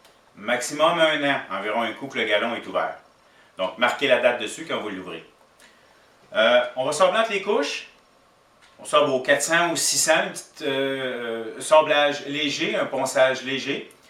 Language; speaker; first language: French; native; French